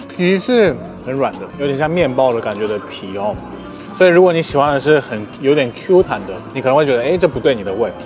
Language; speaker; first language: Chinese; non-native, fluent; Korean